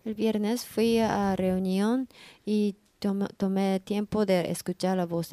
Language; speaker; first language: Spanish; non-native, learner; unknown